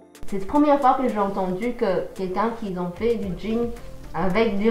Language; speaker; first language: French; non-native, fluent; Chinese